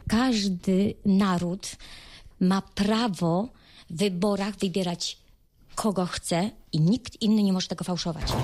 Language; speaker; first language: Polish; non-native, local second language; Rusyn